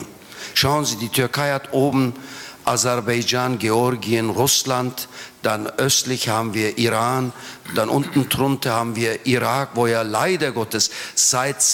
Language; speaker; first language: German; non-native, fluent; Turkish